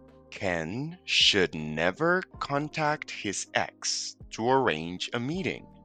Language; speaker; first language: English; non-native, fluent; Spanish